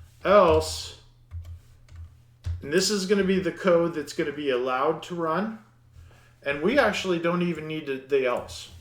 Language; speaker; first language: English; native; English